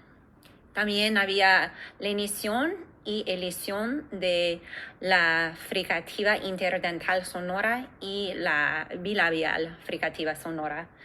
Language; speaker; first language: Spanish; non-native, fluent; English